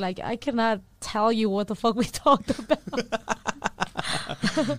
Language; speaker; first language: English; early bilingual, other home language; Spanish